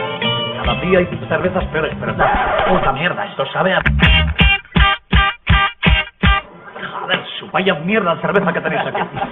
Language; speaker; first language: Spanish; native; Spanish